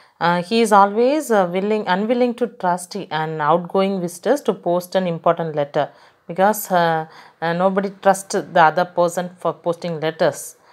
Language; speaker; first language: English; non-native, local second language; Tamil